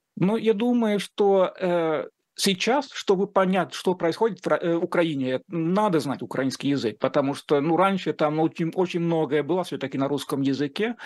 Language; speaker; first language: Russian; non-native, fluent; Finnish